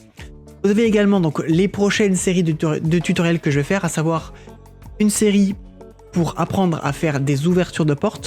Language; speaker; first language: French; native; French